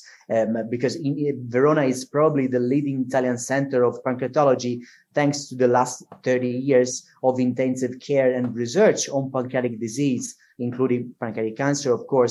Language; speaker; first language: English; non-native, fluent; Italian